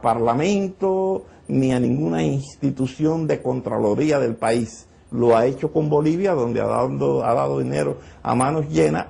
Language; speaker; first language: Spanish; native; Spanish